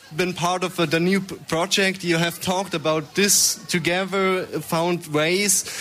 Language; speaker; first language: English; non-native, fluent; German